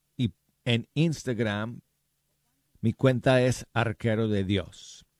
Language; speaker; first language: Spanish; non-native, fluent; English